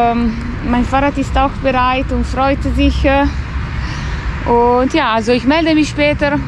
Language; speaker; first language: German; non-native, fluent; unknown